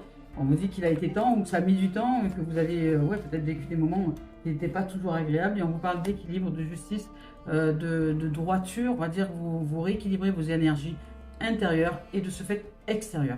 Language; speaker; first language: French; native; French